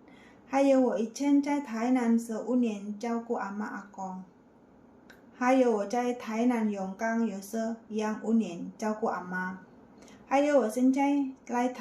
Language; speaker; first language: Chinese; non-native, learner; Indonesian